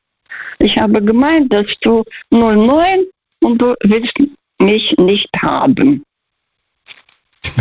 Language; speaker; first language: German; non-native, fluent; Russian